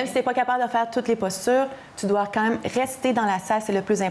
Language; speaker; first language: French; native; French